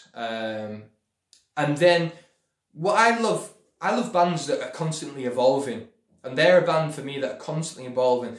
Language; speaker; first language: English; native; English